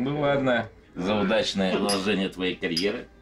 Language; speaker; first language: Russian; native; Russian